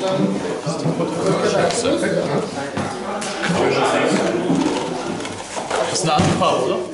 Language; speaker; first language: German; native; German